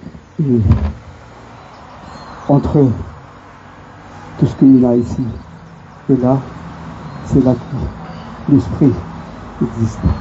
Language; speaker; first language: French; non-native, local second language; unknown